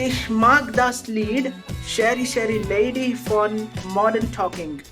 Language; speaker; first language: German; non-native, fluent; Marathi